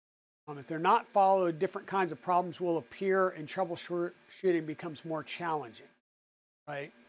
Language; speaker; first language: English; native; English